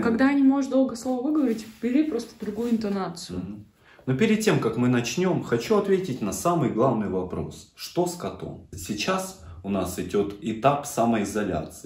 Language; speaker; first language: Russian; native; Russian